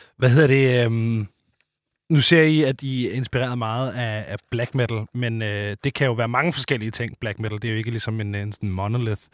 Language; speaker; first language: Danish; native; Danish